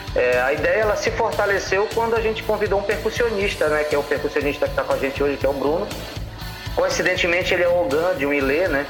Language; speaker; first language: Portuguese; native; Portuguese